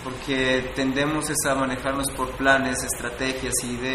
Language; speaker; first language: Spanish; native; Spanish